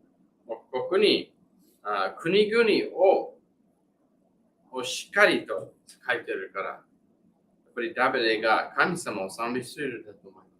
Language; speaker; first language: Japanese; non-native, fluent; English